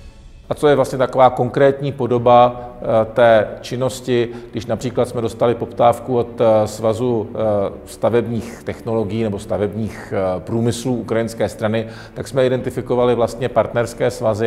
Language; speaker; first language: Czech; native; Czech